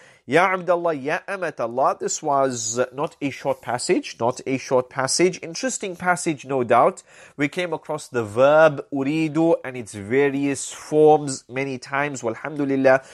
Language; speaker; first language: English; native; English